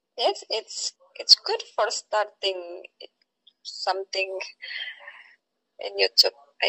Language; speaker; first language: English; non-native, learner; Indonesian